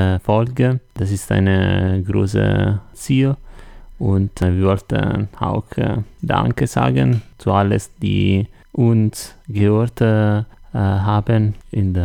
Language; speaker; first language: German; non-native, learner; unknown